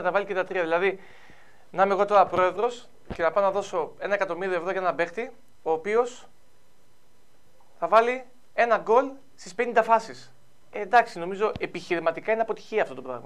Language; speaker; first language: Greek; native; Greek